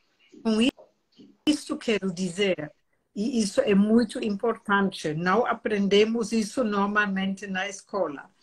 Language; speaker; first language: Portuguese; non-native, fluent; German